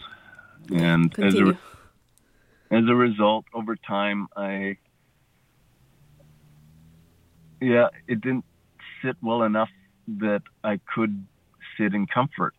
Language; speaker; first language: English; native; English